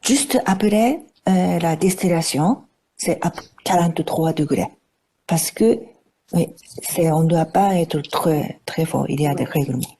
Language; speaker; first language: French; non-native, fluent; Japanese